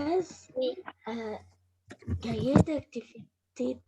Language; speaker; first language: French; non-native, learner; Arabic